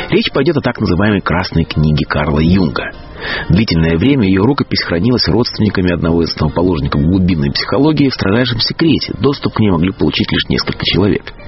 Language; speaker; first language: Russian; native; Russian